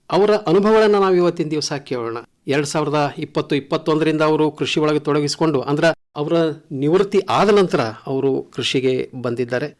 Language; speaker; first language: Kannada; native; Kannada